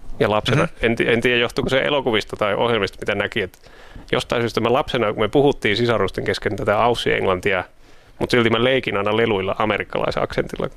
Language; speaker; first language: Finnish; native; Finnish